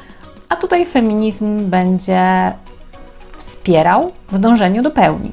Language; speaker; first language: Polish; native; Polish